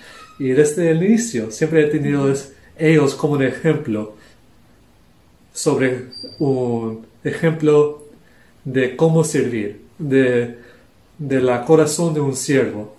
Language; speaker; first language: Spanish; non-native, local second language; English